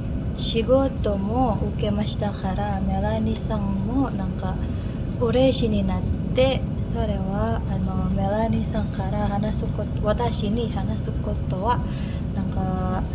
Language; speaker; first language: Japanese; non-native, learner; Indonesian